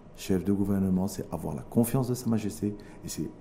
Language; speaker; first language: French; non-native, local second language; Arabic